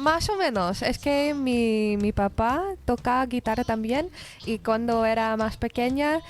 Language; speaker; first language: Spanish; non-native, learner; English